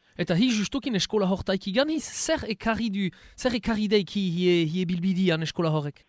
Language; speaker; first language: Basque; native; Basque